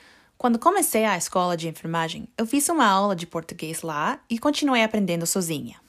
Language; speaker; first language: Portuguese; non-native, learner; English